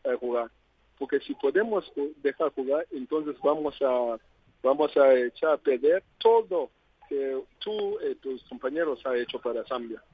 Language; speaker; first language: Spanish; non-native, learner; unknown